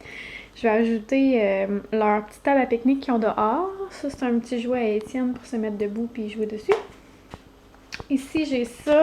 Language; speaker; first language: French; native; French